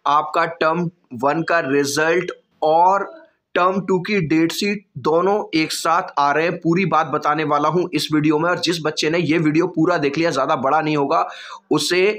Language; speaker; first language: Hindi; native; Hindi